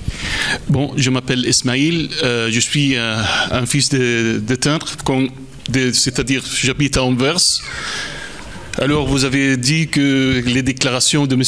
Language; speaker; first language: French; non-native, fluent; Arabic